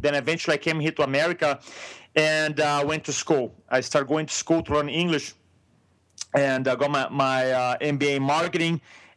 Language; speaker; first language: English; non-native, fluent; Portuguese